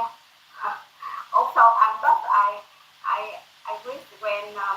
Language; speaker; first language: English; non-native, learner; Thai